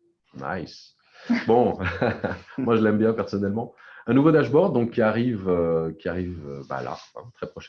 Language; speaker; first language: French; native; French